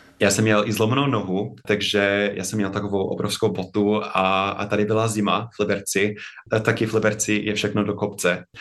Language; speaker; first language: Czech; non-native, fluent; English